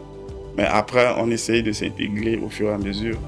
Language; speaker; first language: French; non-native, local second language; Sango